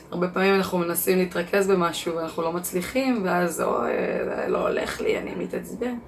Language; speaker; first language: Hebrew; native; Hebrew